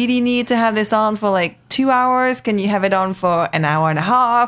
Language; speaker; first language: English; non-native, local second language; French